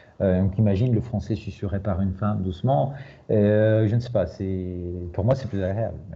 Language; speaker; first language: French; native; French